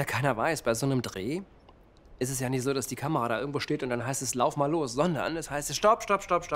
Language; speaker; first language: German; native; German